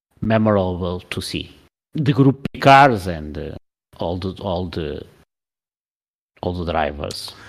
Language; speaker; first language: English; non-native, learner; Portuguese